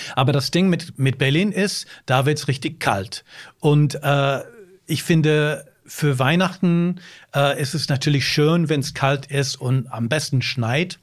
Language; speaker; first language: German; non-native, fluent; English